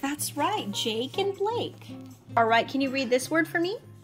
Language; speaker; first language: English; early bilingual, other home language; Japanese